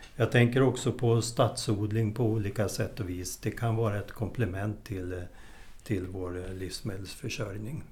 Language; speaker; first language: Swedish; native; Swedish